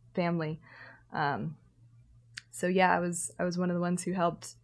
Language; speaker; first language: English; native; English